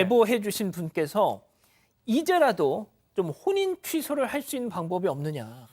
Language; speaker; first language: Korean; native; Korean